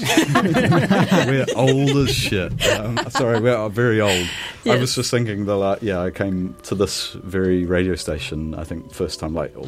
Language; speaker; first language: English; native; English